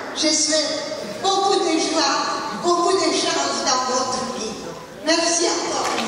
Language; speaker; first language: French; non-native, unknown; Polish